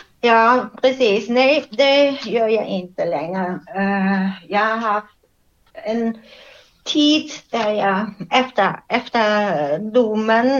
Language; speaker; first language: Swedish; non-native, fluent; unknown